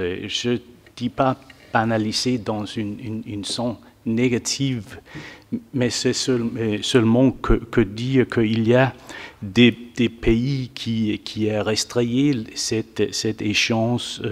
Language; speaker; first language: French; non-native, fluent; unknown